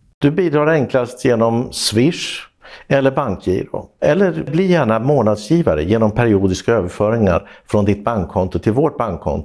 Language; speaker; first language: Swedish; native; Swedish